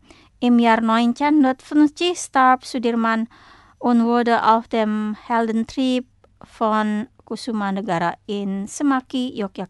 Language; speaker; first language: German; non-native, fluent; Indonesian